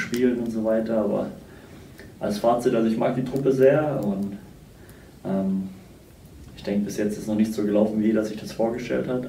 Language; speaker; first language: German; native; German